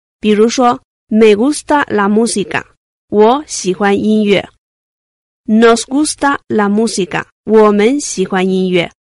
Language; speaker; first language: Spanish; non-native, fluent; Chinese